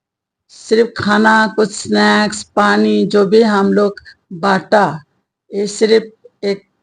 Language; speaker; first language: Hindi; non-native, local second language; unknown